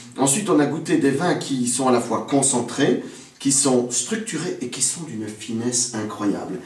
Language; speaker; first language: French; native; French